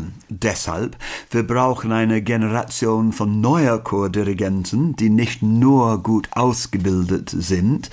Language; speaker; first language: German; non-native, fluent; English